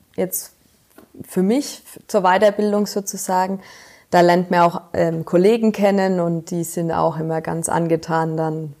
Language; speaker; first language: German; native; German